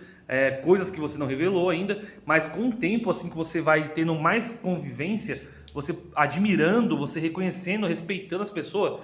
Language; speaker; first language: Portuguese; native; Portuguese